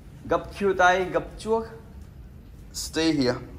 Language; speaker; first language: Vietnamese; non-native, learner; Hindi